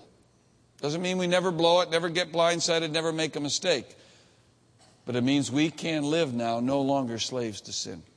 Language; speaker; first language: English; native; English